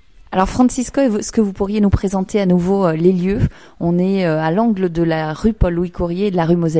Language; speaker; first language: French; native; French